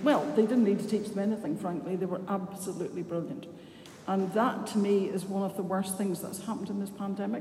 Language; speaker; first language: English; native; English